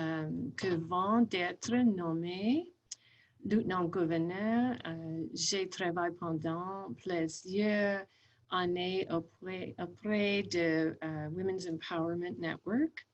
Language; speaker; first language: French; non-native, fluent; English